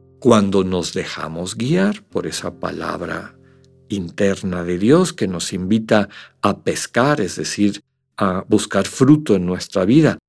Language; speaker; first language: Spanish; native; Spanish